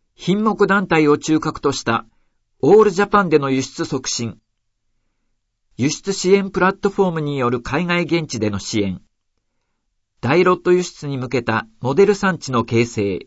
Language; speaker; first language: Japanese; native; Japanese